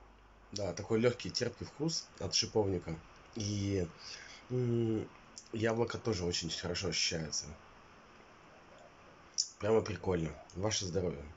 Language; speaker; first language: Russian; native; Russian